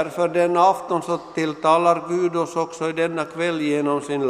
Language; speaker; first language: Swedish; non-native, local second language; Finnish